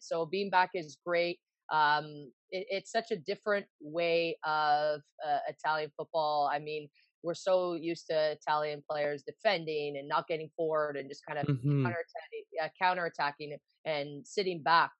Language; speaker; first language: English; native; English